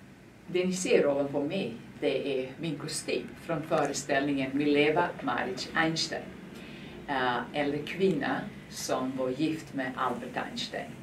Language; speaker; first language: Swedish; non-native, fluent; Serbian